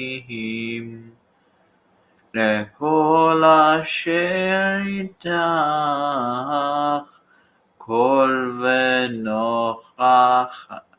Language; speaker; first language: Hebrew; non-native, learner; English